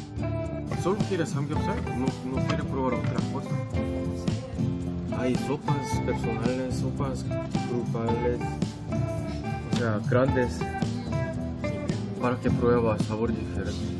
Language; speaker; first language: Spanish; non-native, fluent; Korean